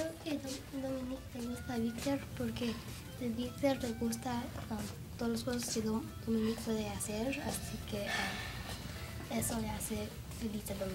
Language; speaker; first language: Spanish; non-native, learner; English